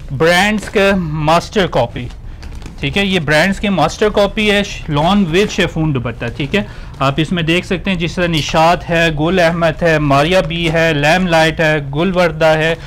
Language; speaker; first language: Urdu; native; Urdu